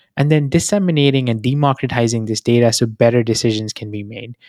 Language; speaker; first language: English; non-native, local second language; Hindi